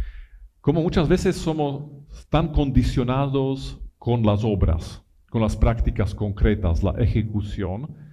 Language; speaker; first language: Spanish; non-native, fluent; Italian